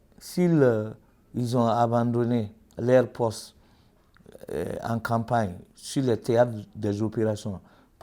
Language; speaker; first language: French; native; French